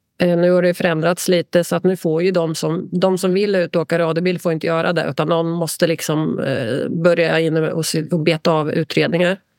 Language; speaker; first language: Swedish; native; Swedish